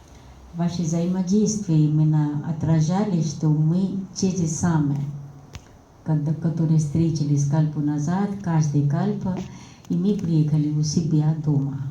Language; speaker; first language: Russian; non-native, fluent; Hindi